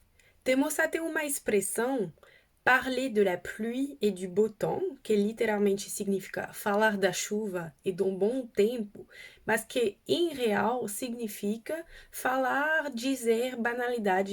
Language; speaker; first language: Portuguese; non-native, fluent; French